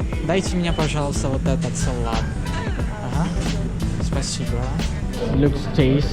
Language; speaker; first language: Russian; non-native, learner; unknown